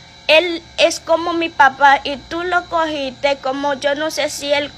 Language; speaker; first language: Spanish; non-native, fluent; Haitian Creole